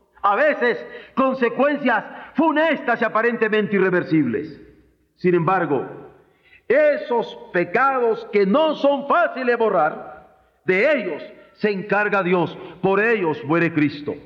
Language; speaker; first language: Spanish; native; Spanish